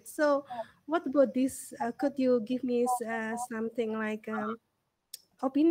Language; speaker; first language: English; non-native, learner; Indonesian